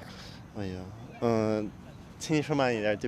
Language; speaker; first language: Chinese; non-native, learner; English